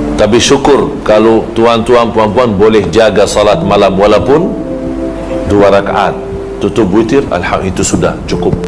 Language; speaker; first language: Malay; non-native, fluent; Arabic